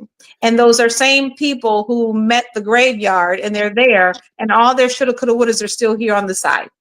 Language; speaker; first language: English; native; English